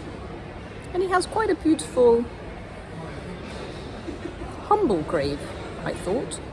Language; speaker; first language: English; native; English